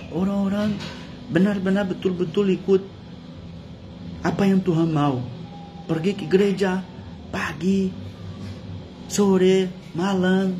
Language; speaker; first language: Indonesian; non-native, fluent; Portuguese